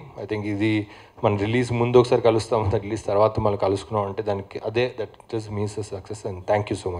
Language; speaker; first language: Telugu; native; Telugu